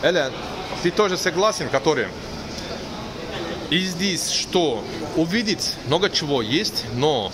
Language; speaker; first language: Russian; non-native, learner; Turkish